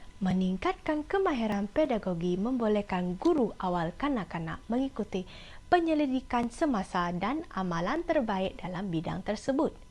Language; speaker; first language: Malay; non-native, local second language; Iban